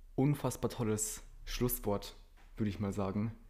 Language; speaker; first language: German; early bilingual, other home language; Polish